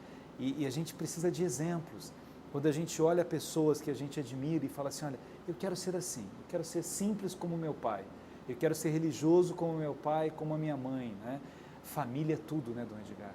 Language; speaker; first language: Portuguese; native; Portuguese